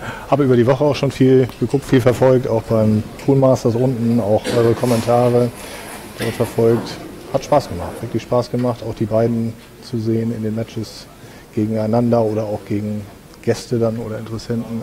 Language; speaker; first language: German; native; German